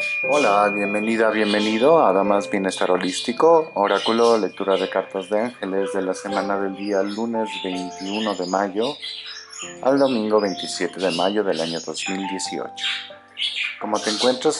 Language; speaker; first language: Spanish; native; Spanish